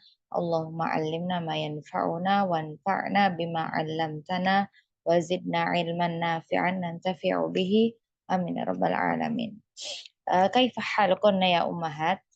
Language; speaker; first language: Arabic; non-native, fluent; Indonesian